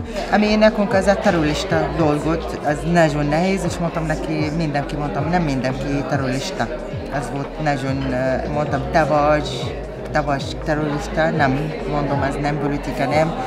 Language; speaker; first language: Hungarian; non-native, learner; Arabic